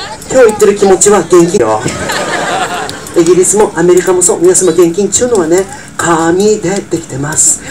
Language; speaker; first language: Japanese; non-native, fluent; English